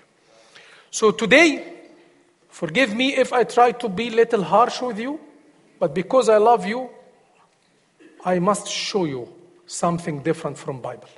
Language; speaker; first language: English; non-native, learner; Arabic